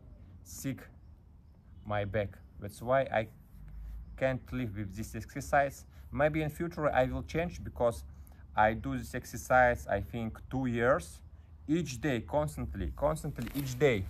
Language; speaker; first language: English; non-native, learner; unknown